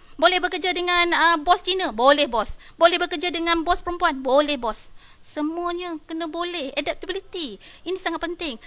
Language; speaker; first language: Malay; native; Malay